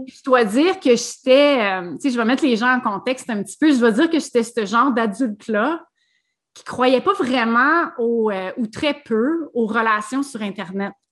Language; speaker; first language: French; native; French